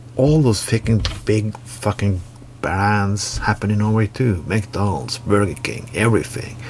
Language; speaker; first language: English; non-native, fluent; Norwegian